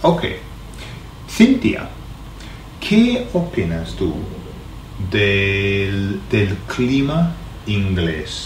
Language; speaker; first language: Spanish; non-native, learner; English